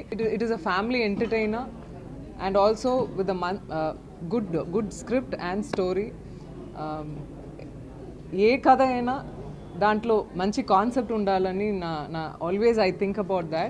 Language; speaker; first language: Telugu; non-native, fluent; Tamil